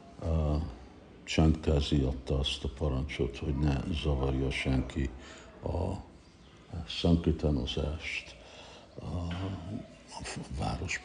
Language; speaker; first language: Hungarian; early bilingual, heritage; Hungarian